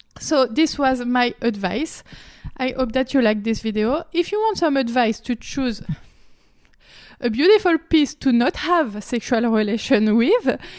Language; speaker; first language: English; non-native, learner; French